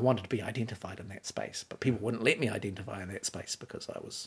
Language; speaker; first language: English; native; English